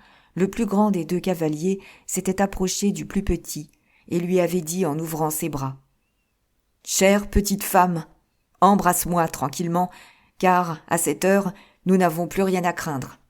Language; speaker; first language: French; native; French